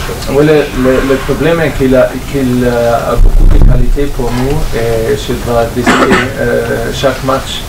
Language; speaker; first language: French; non-native, fluent; German